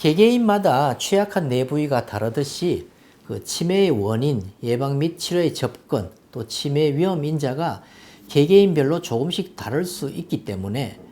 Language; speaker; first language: Korean; native; Korean